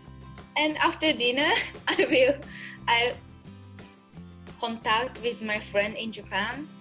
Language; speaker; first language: English; non-native, learner; Japanese